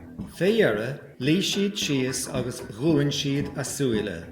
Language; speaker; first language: Irish; native; Irish